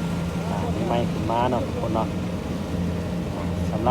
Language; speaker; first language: Thai; non-native, local second language; Northeastern Thai